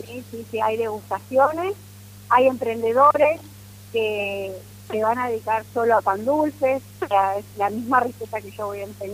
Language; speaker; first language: Spanish; native; Spanish